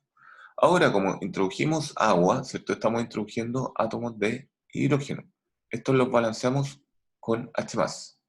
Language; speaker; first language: Spanish; native; Spanish